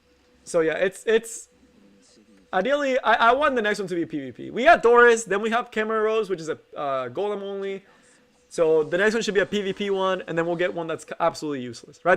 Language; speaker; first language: English; native; English